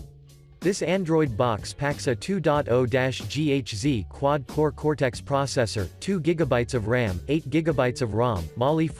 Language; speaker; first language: English; non-native, fluent; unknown